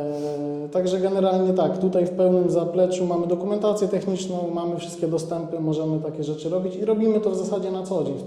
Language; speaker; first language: Polish; native; Polish